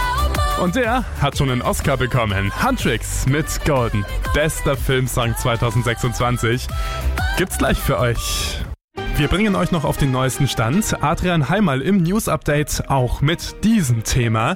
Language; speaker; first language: German; native; German